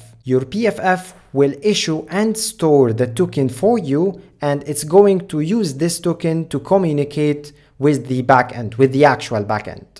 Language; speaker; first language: English; non-native, fluent; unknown